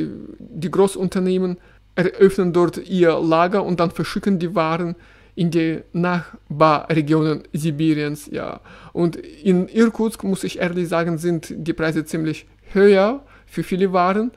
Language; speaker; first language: German; non-native, fluent; Russian